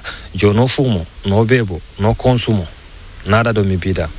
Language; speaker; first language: Spanish; non-native, learner; Fula